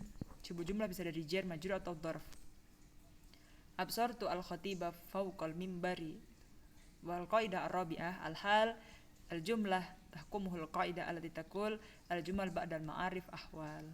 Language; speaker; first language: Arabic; non-native, fluent; Indonesian